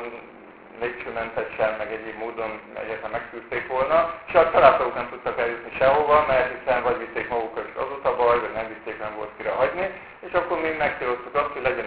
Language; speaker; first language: Hungarian; native; Hungarian